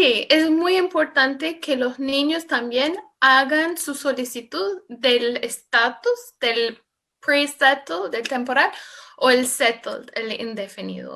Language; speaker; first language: Spanish; non-native, fluent; English